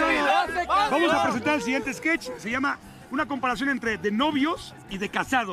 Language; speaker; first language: Spanish; native; Spanish